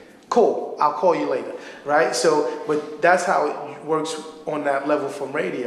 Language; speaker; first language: English; native; English